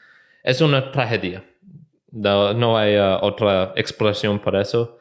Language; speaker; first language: Spanish; non-native, learner; English